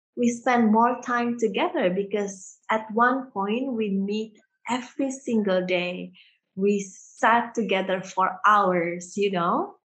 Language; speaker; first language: English; early bilingual, heritage; Indonesian